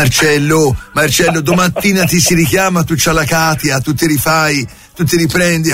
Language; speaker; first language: Italian; native; Italian